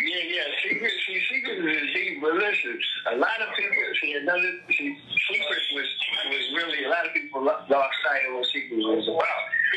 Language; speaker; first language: English; native; English